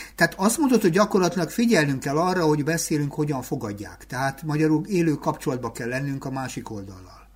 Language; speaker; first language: Hungarian; native; Hungarian